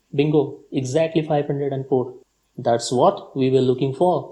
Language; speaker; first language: English; non-native, local second language; Nepali